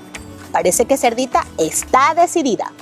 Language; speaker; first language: Spanish; native; Spanish